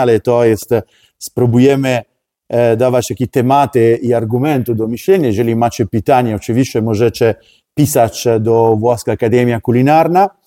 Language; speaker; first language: Polish; non-native, learner; Italian